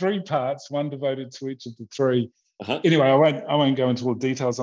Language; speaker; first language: English; native; English